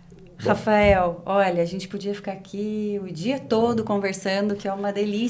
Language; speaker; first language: Portuguese; native; Portuguese